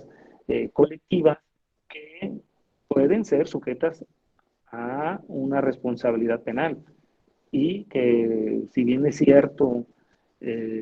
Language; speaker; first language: Spanish; native; Spanish